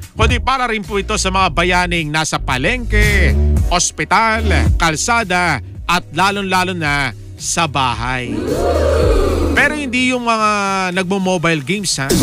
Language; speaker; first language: Filipino; native; Filipino